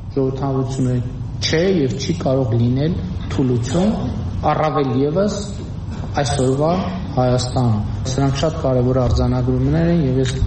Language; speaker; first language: Armenian; native; Armenian